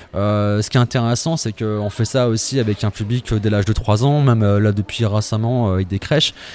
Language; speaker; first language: French; native; French